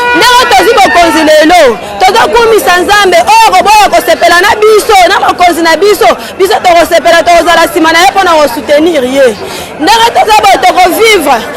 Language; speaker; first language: Lingala; non-native, local second language; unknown